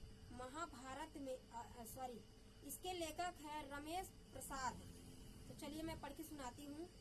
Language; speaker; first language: Hindi; native; Hindi